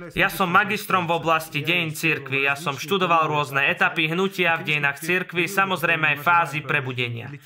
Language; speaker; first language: Slovak; non-native, fluent; Russian